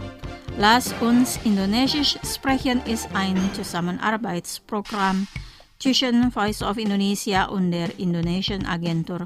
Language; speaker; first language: German; non-native, fluent; Indonesian